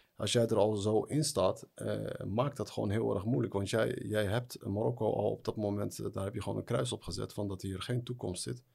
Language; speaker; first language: Dutch; early bilingual, other home language; Arabic